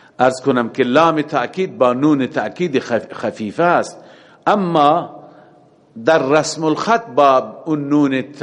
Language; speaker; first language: Persian; native; Persian